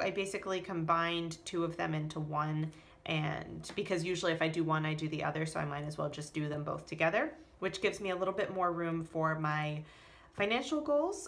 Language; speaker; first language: English; native; English